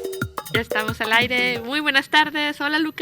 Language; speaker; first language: Spanish; native; Spanish